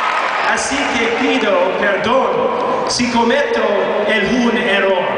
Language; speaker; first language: Spanish; non-native, learner; English